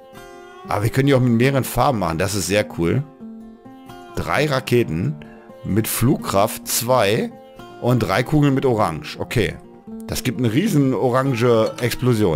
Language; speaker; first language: German; native; German